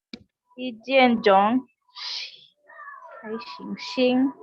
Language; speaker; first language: Chinese; non-native, learner; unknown